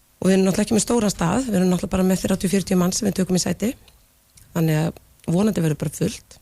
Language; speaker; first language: Icelandic; native; Icelandic